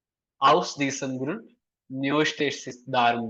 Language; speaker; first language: German; non-native, fluent; Malayalam